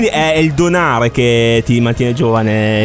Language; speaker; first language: Italian; native; Italian